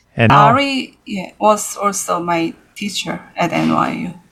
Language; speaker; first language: English; non-native, learner; Korean